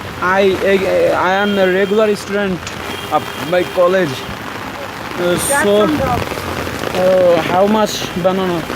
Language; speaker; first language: English; non-native, local second language; Bangla